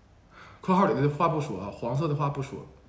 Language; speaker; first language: Chinese; native; Chinese